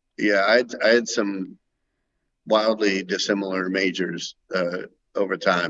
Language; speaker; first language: English; native; English